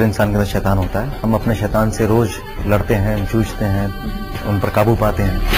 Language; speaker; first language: Hindi; native; Hindi